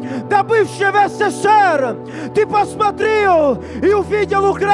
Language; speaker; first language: Russian; non-native, learner; Portuguese